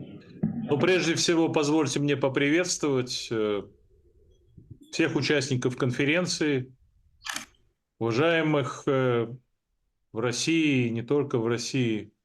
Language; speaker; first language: Russian; native; Russian